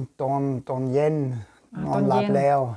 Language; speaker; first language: Thai; non-native, learner; German